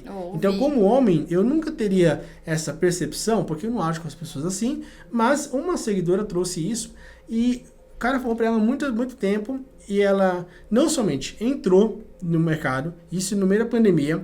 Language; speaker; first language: Portuguese; native; Portuguese